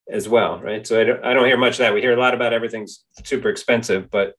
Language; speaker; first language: English; native; English